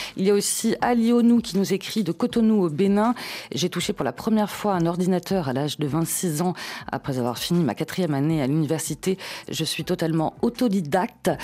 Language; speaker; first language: French; native; French